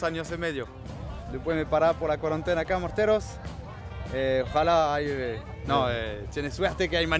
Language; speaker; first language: Spanish; non-native, learner; French